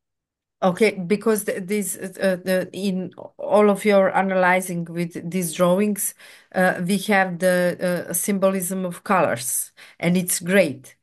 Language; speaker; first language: English; non-native, fluent; Serbian